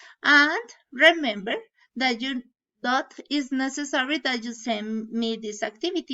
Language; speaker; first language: English; non-native, learner; Spanish